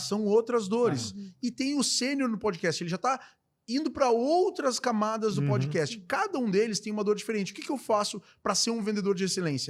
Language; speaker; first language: Portuguese; native; Portuguese